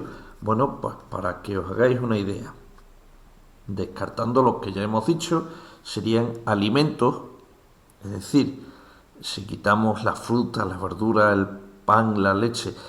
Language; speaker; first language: Spanish; native; Spanish